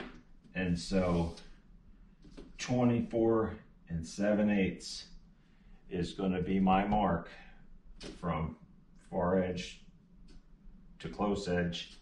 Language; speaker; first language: English; native; English